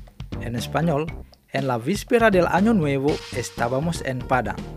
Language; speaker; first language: Spanish; non-native, fluent; Indonesian